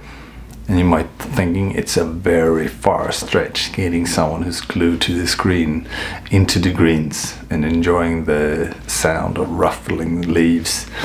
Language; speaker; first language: English; non-native, fluent; Swedish